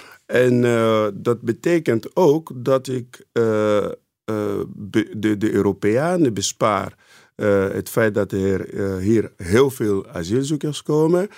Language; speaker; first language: Dutch; non-native, fluent; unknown